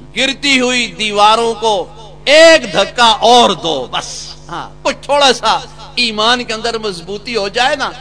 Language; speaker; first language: Urdu; non-native, local second language; Punjabi